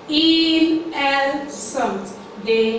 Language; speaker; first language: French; non-native, fluent; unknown